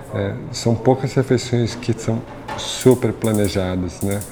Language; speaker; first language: Portuguese; native; Portuguese